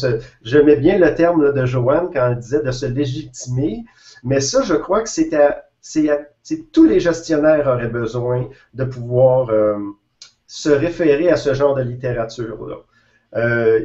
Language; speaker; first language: French; native; French